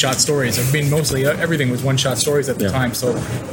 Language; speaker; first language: English; native; English